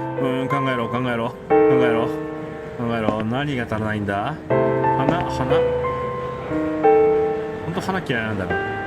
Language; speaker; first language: Japanese; native; Japanese